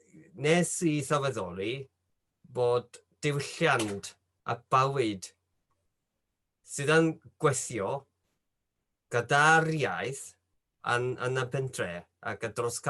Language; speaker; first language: Welsh; non-native, fluent; Japanese